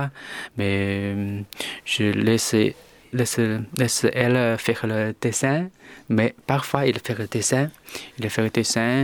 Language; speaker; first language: French; non-native, learner; Chinese